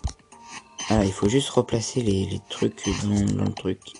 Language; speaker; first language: French; native; French